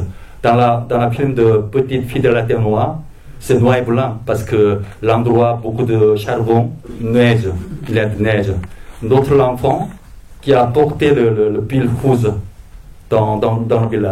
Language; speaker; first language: French; non-native, fluent; Korean